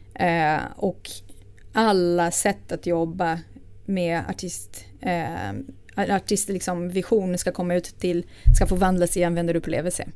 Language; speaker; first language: Swedish; non-native, fluent; Portuguese